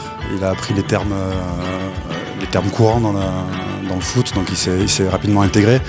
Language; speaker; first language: French; native; French